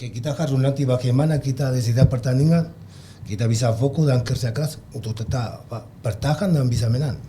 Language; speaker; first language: Indonesian; non-native, learner; Spanish